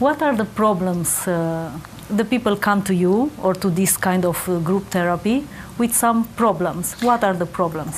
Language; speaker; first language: English; non-native, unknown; Romanian